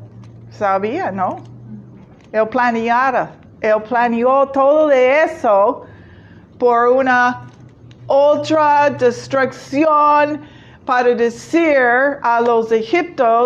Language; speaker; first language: Spanish; non-native, fluent; English